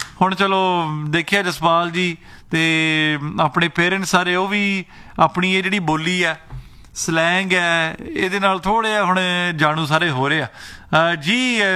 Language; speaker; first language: Punjabi; early bilingual, heritage; Punjabi